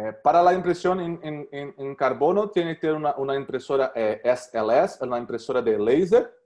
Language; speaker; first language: Spanish; non-native, learner; Portuguese